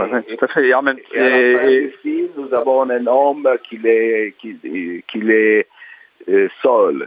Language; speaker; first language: French; non-native, learner; Italian